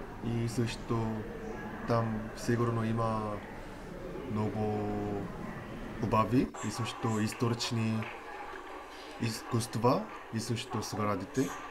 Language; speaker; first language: Bulgarian; non-native, learner; Korean